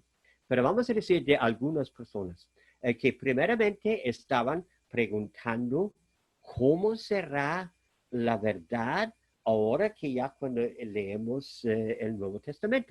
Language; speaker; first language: Spanish; non-native, fluent; German